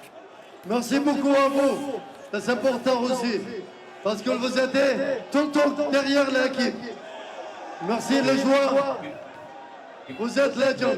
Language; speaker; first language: French; non-native, learner; Arabic